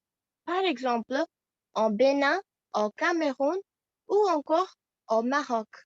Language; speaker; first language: French; non-native, fluent; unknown